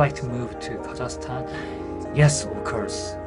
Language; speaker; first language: English; non-native, learner; Korean